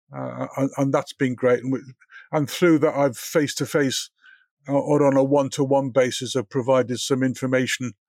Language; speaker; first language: English; native; English